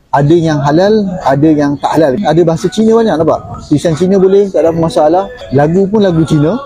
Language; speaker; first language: Malay; native; Malay